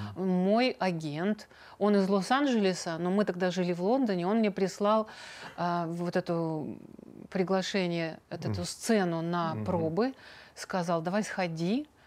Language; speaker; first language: Russian; native; Russian